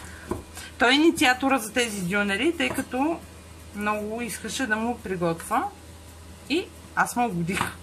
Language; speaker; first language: Bulgarian; native; Bulgarian